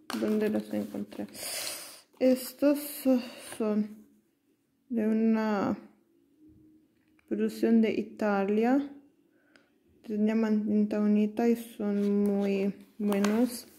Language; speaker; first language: Spanish; non-native, learner; Italian